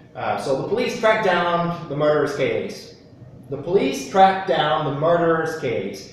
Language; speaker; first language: English; non-native, fluent; Ukrainian